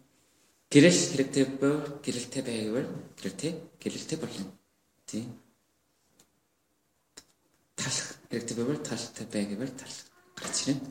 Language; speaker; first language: Mongolian; non-native, learner; Korean